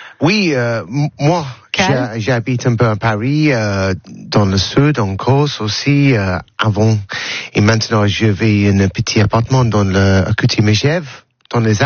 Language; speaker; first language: French; non-native, learner; English